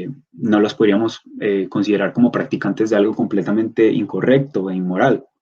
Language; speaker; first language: Spanish; native; Spanish